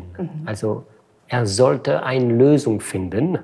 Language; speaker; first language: German; non-native, fluent; French